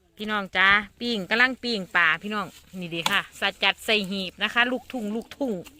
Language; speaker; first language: Thai; native; Thai